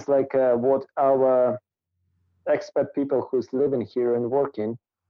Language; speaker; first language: English; non-native, fluent; Russian